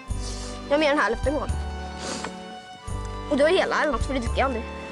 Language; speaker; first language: Swedish; native; Swedish